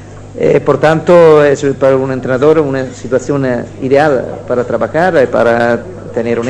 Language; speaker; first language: Spanish; non-native, fluent; Italian